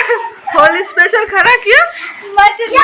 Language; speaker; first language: Hindi; non-native, local second language; Bangla